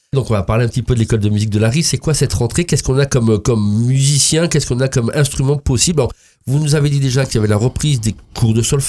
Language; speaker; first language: French; native; French